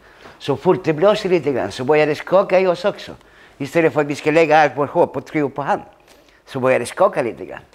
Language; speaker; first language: Swedish; early bilingual, other home language; Spanish